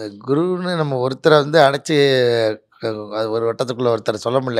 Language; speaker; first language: Tamil; native; Tamil